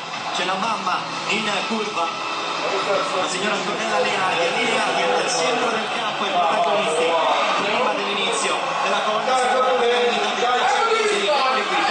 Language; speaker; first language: Italian; native; Italian